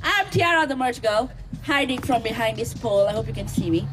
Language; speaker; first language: English; non-native, local second language; Bangla